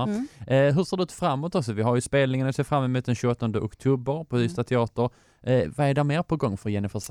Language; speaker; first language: Swedish; native; Swedish